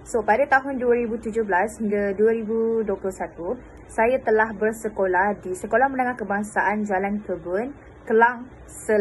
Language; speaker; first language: Malay; native; Malay